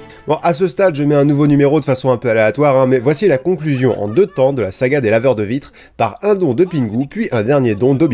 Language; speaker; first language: French; native; French